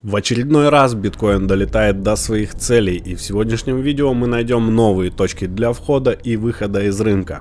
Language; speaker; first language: Russian; native; Russian